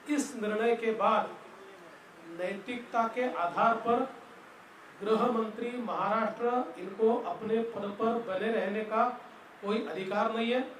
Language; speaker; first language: Hindi; non-native, local second language; Marathi